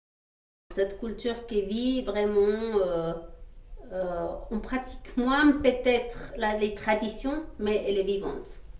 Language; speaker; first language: French; non-native, fluent; Quechua